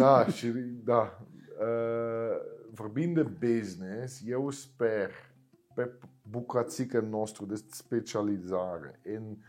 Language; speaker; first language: Romanian; non-native, learner; Dutch